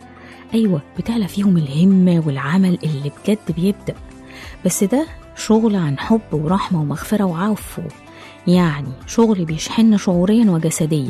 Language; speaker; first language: Arabic; native; Arabic